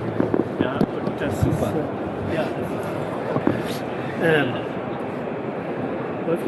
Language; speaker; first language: German; native; German